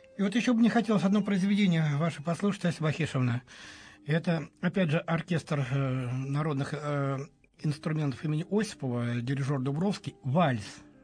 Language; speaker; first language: Russian; native; Russian